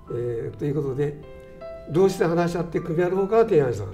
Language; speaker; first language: Japanese; native; Japanese